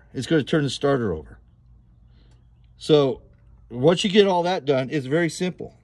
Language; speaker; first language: English; native; English